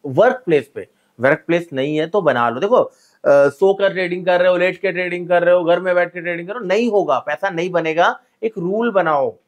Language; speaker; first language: Hindi; native; Hindi